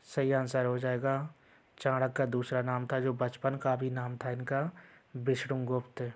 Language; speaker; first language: Hindi; native; Hindi